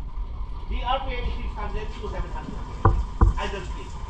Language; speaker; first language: English; non-native, local second language; Filipino